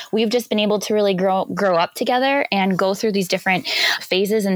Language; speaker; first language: English; native; English